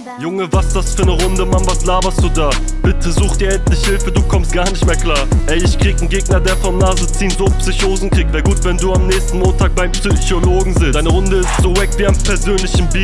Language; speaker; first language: German; native; German